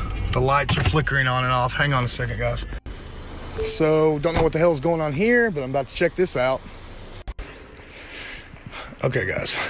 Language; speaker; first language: English; native; English